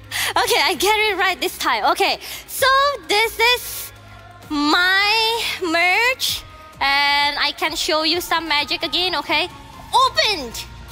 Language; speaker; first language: English; non-native, fluent; Indonesian